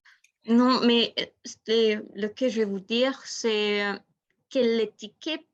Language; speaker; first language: French; non-native, learner; Spanish